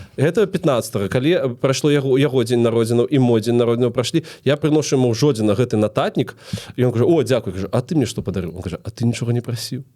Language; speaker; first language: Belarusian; non-native, local second language; Russian